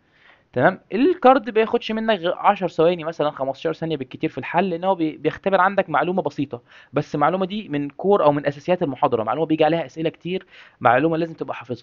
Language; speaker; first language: Arabic; native; Arabic